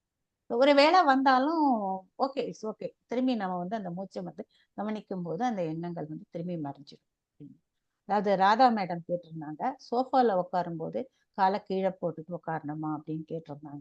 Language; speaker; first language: Tamil; native; Tamil